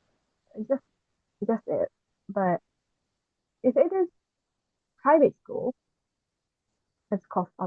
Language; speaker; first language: English; non-native, learner; Japanese